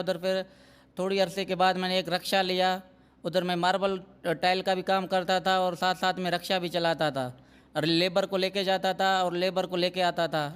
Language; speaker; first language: Urdu; non-native, local second language; Sindhi